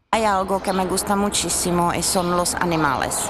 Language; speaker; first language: Spanish; non-native, learner; Czech